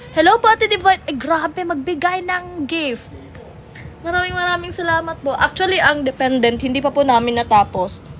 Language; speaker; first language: Filipino; non-native, local second language; Cebuano